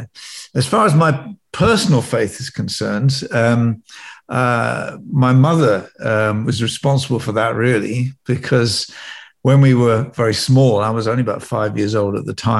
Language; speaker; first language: English; native; English